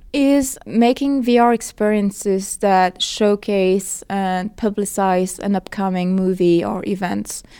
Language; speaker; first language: English; non-native, fluent; French